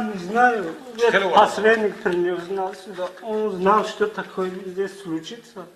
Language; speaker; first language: Russian; non-native, learner; Tajik